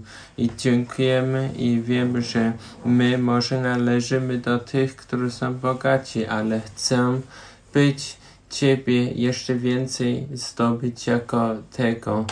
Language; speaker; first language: Polish; non-native, learner; German